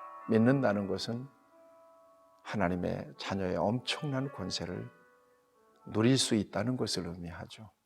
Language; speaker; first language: Korean; native; Korean